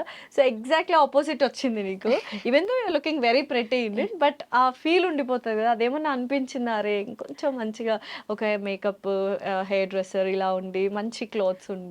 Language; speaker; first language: Telugu; native; Telugu